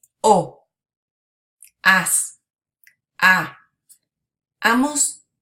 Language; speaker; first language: Spanish; non-native, fluent; English